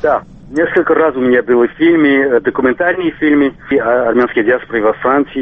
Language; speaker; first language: Russian; non-native, local second language; Armenian